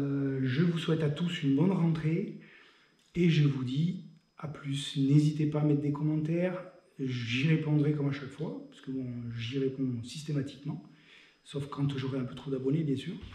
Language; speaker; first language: French; native; French